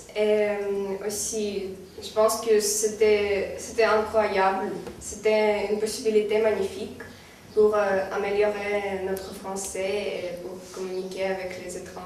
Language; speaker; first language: French; non-native, fluent; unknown